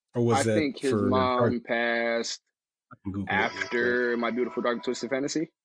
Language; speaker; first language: English; native; English